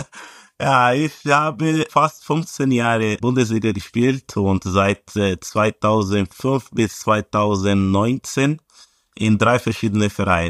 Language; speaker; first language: German; non-native, fluent; Portuguese